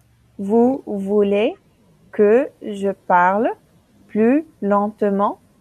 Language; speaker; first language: French; non-native, local second language; Arabic